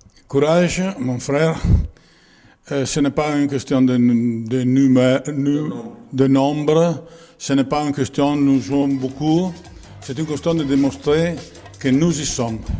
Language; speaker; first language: French; non-native, learner; Italian